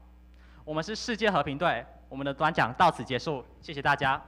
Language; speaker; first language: Chinese; native; Chinese